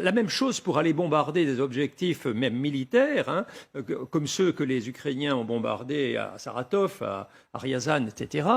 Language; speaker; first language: French; native; French